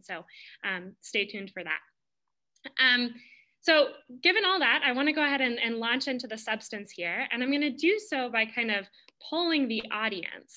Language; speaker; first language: English; native; English